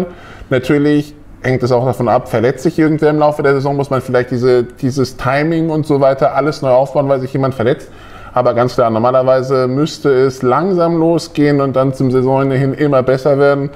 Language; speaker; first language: German; native; German